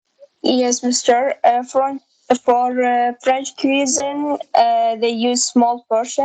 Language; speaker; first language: English; non-native, learner; Central Kurdish